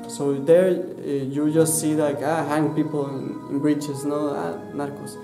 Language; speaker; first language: English; non-native, fluent; Spanish